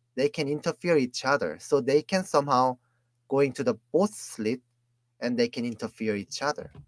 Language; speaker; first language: English; non-native, fluent; Korean